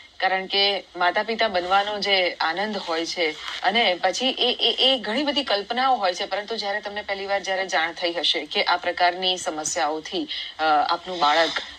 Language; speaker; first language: Gujarati; native; Gujarati